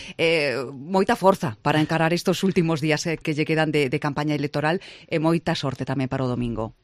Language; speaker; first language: Galician; native; Galician